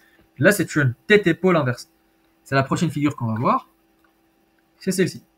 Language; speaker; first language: French; native; French